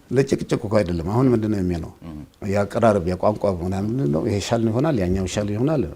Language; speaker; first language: Amharic; non-native, local second language; Tigrinya